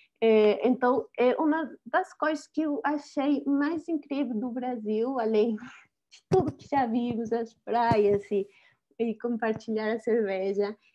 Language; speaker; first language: Portuguese; non-native, fluent; Spanish